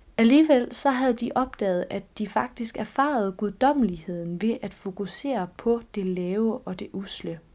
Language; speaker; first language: Danish; native; Danish